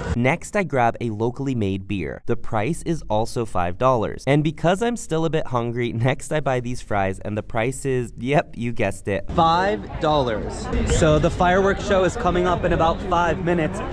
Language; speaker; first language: English; native; English